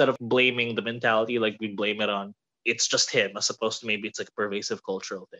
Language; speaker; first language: English; non-native, local second language; Filipino